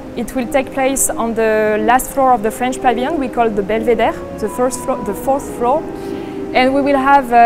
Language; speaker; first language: English; non-native, fluent; French